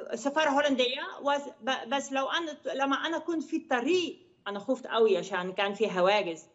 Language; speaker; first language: Arabic; non-native, learner; Dutch